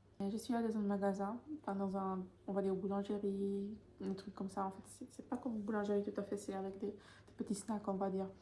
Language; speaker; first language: French; non-native, fluent; Polish